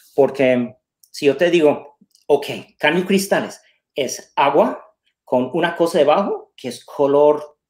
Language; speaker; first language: Spanish; non-native, fluent; English